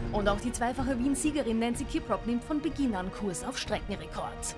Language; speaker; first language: German; native; German